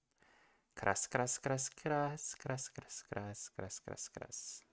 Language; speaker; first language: German; non-native, learner; English